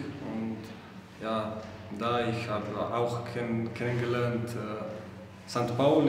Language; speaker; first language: German; non-native, learner; Bosnian